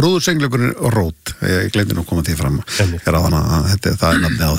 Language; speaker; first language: Icelandic; native; Icelandic